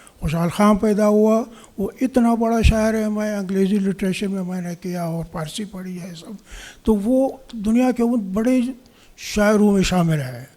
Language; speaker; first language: Urdu; non-native, local second language; Pashto